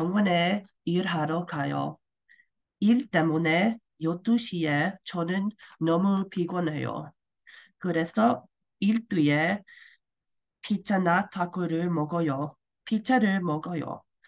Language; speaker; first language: Korean; non-native, learner; English